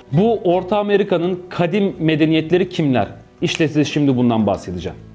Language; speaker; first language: Turkish; native; Turkish